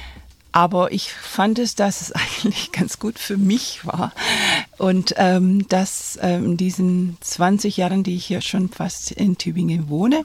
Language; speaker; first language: German; non-native, fluent; Spanish